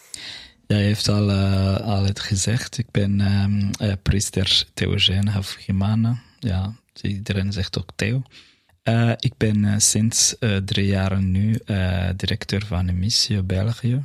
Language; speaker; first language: Dutch; non-native, fluent; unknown